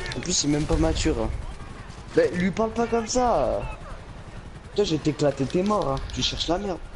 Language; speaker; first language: French; native; French